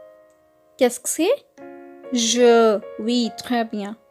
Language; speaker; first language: French; non-native, fluent; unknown